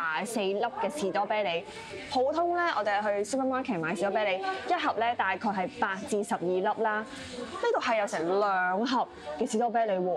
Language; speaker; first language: Cantonese; native; Cantonese